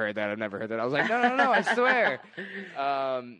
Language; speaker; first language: English; native; English